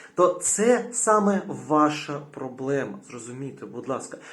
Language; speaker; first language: Ukrainian; non-native, local second language; Russian